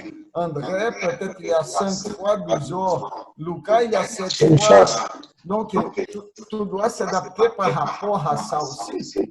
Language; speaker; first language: French; non-native, fluent; Portuguese